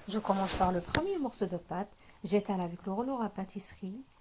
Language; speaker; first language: French; non-native, local second language; Arabic